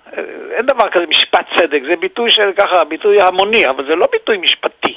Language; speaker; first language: Hebrew; native; Hebrew